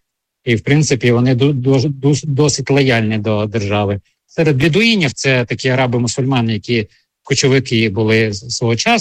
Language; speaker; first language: Ukrainian; native; Ukrainian